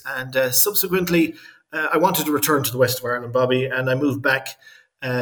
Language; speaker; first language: English; native; English